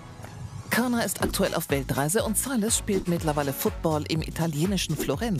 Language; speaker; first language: German; native; German